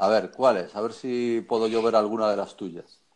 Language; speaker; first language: Spanish; native; Spanish